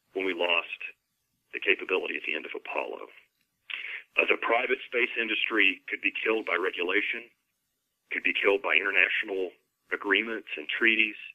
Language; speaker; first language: English; native; English